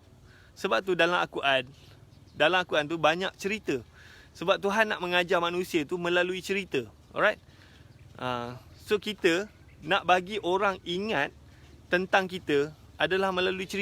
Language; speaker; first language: Malay; native; Malay